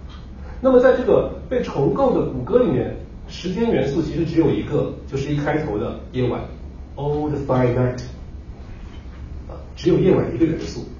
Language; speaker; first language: Chinese; native; Chinese